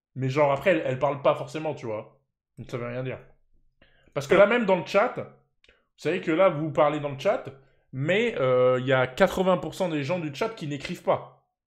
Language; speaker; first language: French; native; French